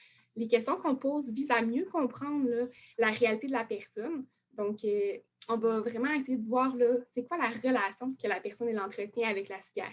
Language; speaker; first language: French; native; French